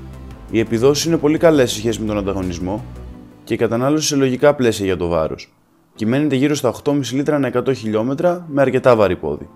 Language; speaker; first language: Greek; native; Greek